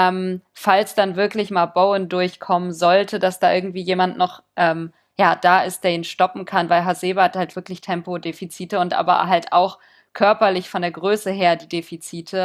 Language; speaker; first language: German; native; German